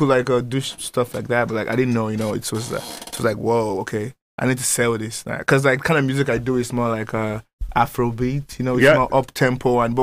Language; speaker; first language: English; non-native, local second language; Yoruba